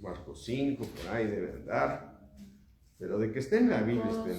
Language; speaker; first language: Spanish; native; Spanish